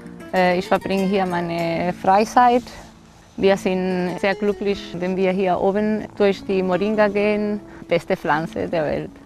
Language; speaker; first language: German; non-native, fluent; Spanish